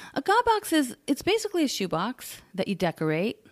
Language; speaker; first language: English; native; English